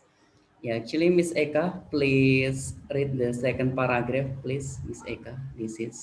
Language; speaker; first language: English; non-native, fluent; Indonesian